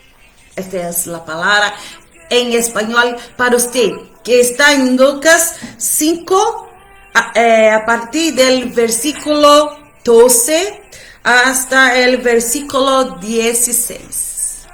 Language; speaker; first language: Spanish; non-native, fluent; Portuguese